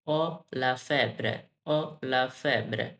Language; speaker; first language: Italian; non-native, learner; Bangla